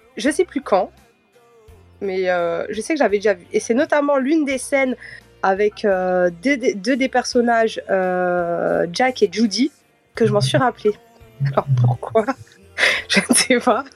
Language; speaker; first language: French; early bilingual, heritage; French